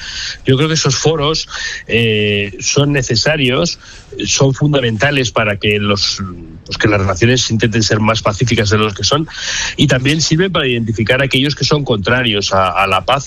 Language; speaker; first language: Spanish; native; Spanish